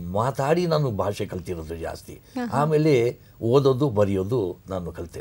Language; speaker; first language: Kannada; non-native, local second language; Urdu